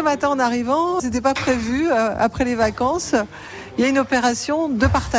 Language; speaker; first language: French; native; French